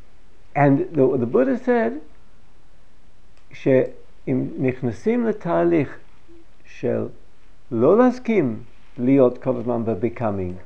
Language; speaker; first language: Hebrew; non-native, fluent; English